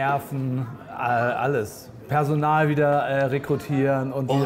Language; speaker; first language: German; native; German